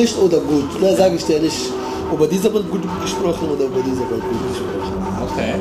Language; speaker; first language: German; non-native, learner; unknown